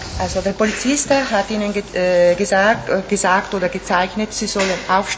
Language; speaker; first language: German; non-native, local second language; Italian